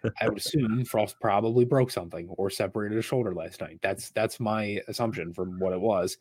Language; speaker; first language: English; native; English